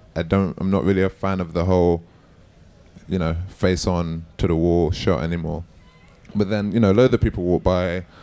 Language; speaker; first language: English; native; English